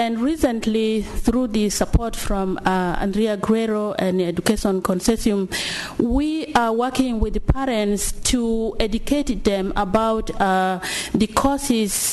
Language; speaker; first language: English; non-native, fluent; Arabic